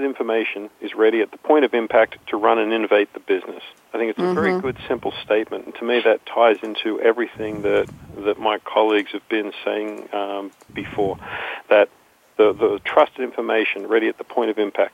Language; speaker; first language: English; native; English